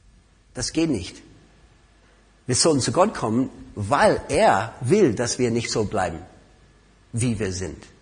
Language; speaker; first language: German; non-native, fluent; English